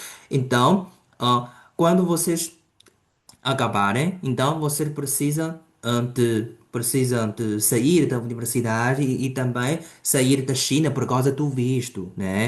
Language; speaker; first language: Portuguese; non-native, fluent; Chinese